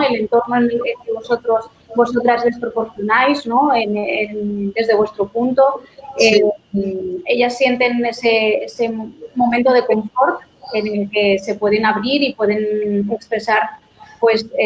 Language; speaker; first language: Catalan; native; Catalan